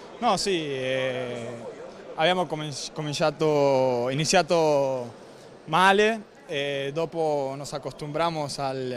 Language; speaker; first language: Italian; non-native, learner; Spanish